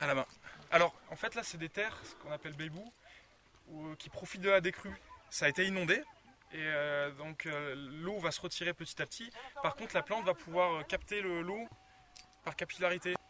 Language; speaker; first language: French; native; French